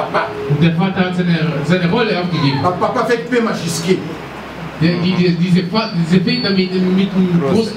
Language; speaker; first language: German; non-native, learner; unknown